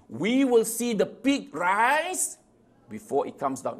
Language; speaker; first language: English; non-native, local second language; Malay